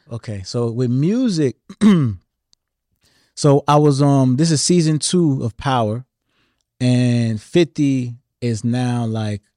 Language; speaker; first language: English; native; English